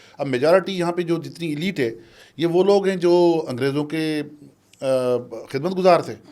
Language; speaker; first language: Urdu; non-native, local second language; Sindhi